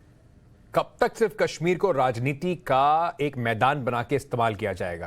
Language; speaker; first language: Hindi; native; Hindi